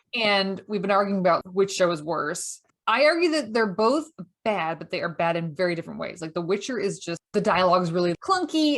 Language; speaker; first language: English; native; English